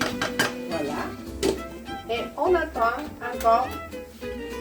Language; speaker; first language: French; non-native, learner; Italian